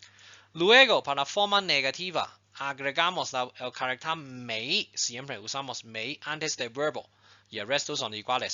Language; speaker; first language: Spanish; non-native, fluent; Chinese